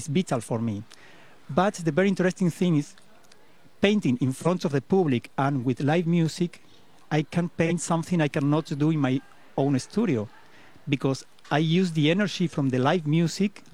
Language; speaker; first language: English; non-native, fluent; Spanish